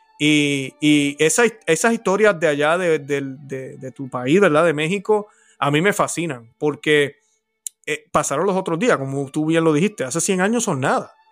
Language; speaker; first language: Spanish; native; Spanish